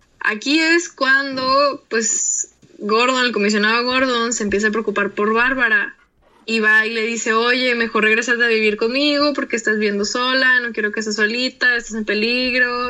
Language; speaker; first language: Spanish; native; Spanish